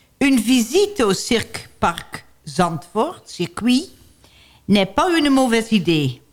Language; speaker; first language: French; non-native, learner; Dutch